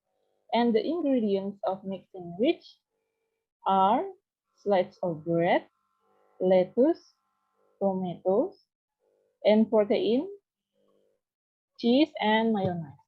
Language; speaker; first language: English; non-native, learner; Indonesian